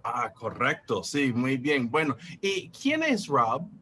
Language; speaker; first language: Spanish; non-native, fluent; English